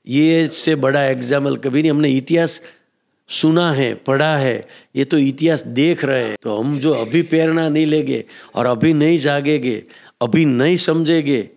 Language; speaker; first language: Hindi; non-native, local second language; Gujarati